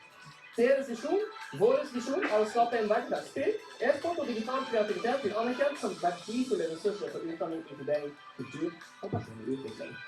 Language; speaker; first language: Norwegian; native; Norwegian